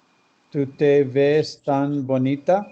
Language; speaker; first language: Spanish; non-native, learner; English